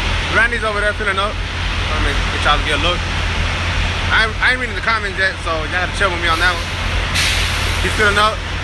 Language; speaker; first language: English; early bilingual, other home language; Spanish